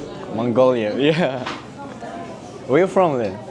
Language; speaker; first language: English; non-native, fluent; Mongolian